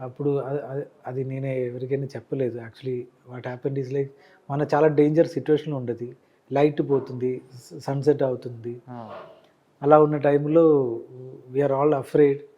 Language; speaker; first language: Telugu; non-native, learner; Malayalam